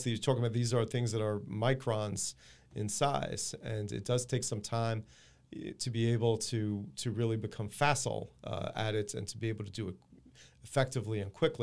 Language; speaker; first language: English; native; English